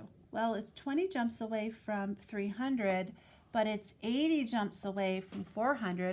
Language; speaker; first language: English; native; English